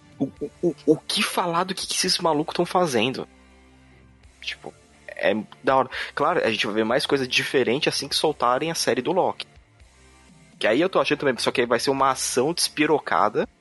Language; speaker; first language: Portuguese; native; Portuguese